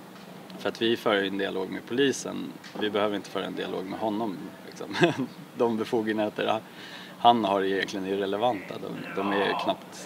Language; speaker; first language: Swedish; native; Swedish